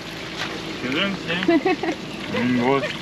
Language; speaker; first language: French; native; French